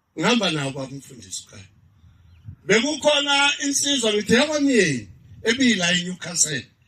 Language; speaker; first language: Zulu; native; Zulu